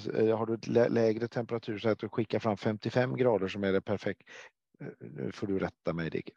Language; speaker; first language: Swedish; native; Swedish